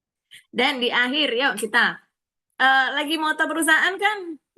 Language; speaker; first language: Indonesian; native; Indonesian